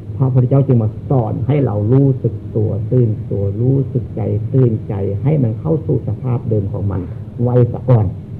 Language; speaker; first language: Thai; native; Thai